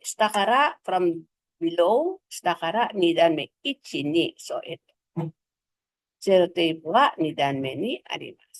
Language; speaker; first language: Japanese; non-native, fluent; Filipino